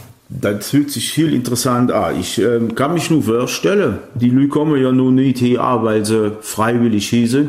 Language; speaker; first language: German; native; German